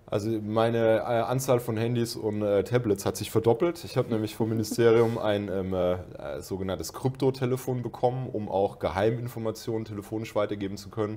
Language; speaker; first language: German; native; German